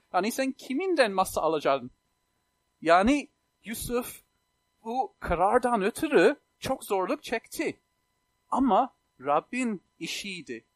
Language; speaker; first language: Turkish; non-native, fluent; English